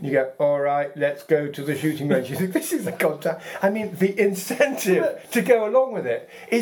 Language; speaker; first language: English; native; English